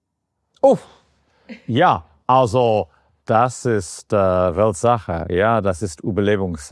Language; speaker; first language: German; non-native, fluent; English